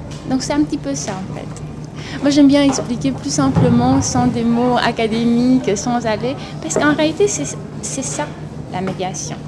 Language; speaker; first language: French; non-native, fluent; Romanian